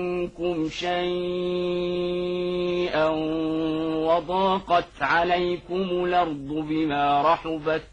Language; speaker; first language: Arabic; native; Arabic